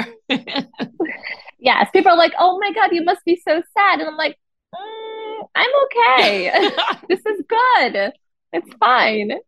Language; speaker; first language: English; non-native, fluent; Portuguese